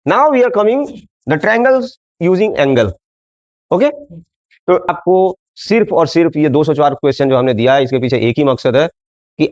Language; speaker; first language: Hindi; non-native, local second language; Bangla